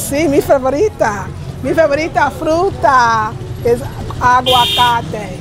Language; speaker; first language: Spanish; non-native, learner; English